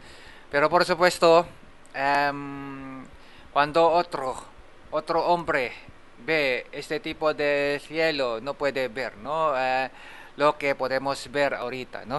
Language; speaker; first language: Spanish; non-native, fluent; Japanese